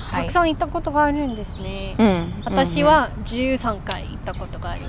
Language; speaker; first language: Japanese; non-native, fluent; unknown